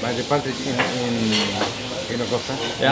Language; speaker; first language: German; non-native, fluent; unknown